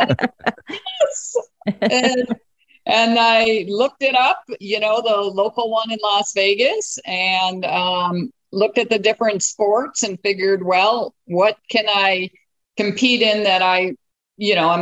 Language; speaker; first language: English; native; English